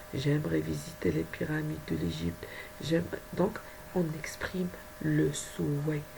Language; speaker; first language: French; non-native, local second language; Arabic